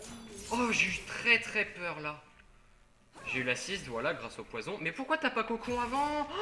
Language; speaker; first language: French; native; French